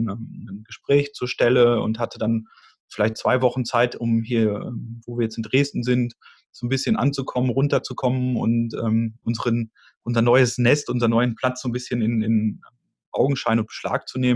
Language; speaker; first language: German; native; German